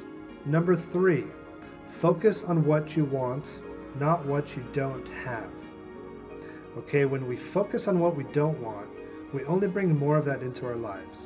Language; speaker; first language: English; native; English